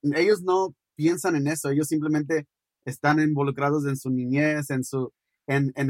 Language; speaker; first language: Spanish; early bilingual, heritage; Spanish